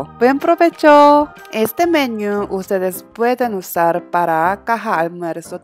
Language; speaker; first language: Spanish; non-native, learner; Korean